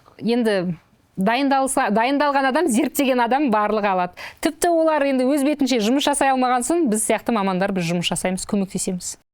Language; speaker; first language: Kazakh; native; Kazakh